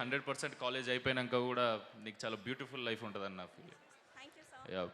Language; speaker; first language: Telugu; native; Telugu